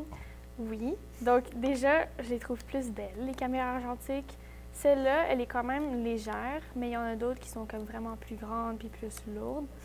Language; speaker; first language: French; native; French